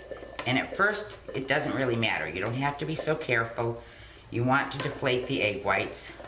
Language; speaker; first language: English; native; English